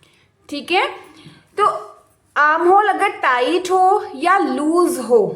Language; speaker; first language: Hindi; native; Hindi